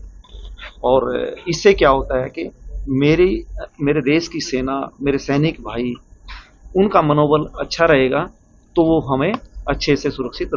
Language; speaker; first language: Hindi; native; Hindi